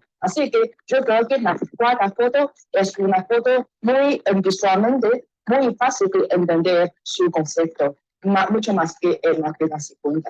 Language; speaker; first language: Spanish; non-native, learner; Chinese